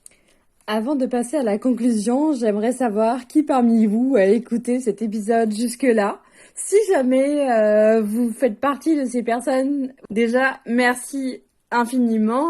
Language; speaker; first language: French; native; French